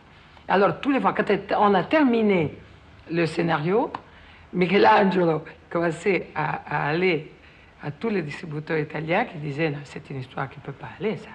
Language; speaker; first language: French; non-native, fluent; Italian